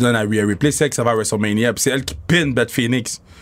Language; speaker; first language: French; native; French